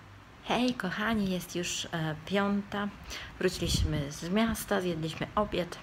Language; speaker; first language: Polish; non-native, fluent; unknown